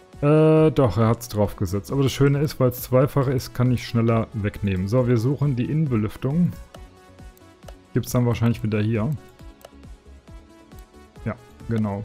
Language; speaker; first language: German; native; German